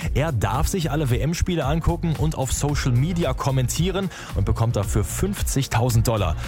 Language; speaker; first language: German; native; German